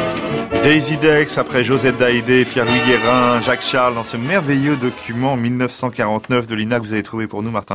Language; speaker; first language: French; native; French